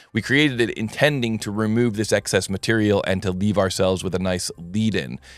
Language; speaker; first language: English; native; English